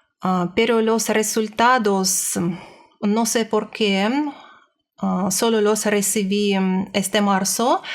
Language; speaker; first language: Spanish; non-native, learner; Russian